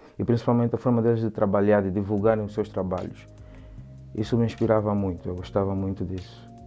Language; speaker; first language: Portuguese; native; Portuguese